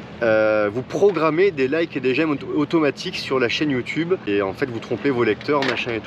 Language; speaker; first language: French; native; French